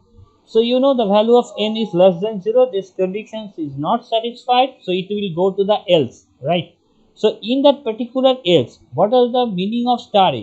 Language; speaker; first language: English; non-native, local second language; Bangla